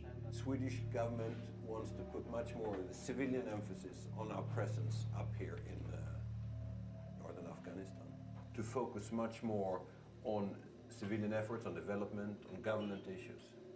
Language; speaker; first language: English; non-native, fluent; Swedish